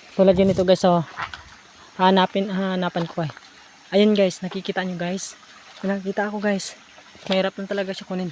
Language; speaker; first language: Filipino; non-native, local second language; Hiligaynon